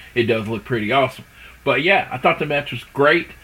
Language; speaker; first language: English; native; English